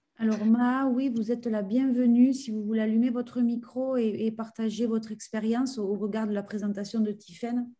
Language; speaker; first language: French; native; French